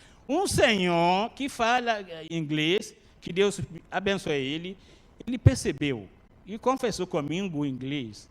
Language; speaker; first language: Portuguese; non-native, learner; Arabic